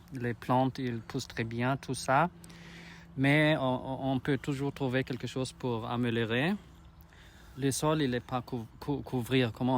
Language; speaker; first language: French; non-native, learner; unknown